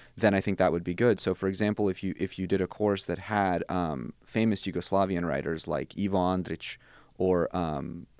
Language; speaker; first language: English; early bilingual, other home language; Bosnian